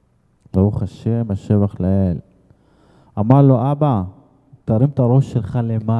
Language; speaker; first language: Hebrew; non-native, fluent; Arabic